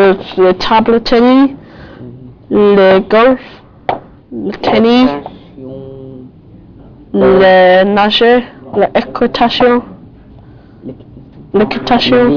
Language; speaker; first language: French; non-native, learner; English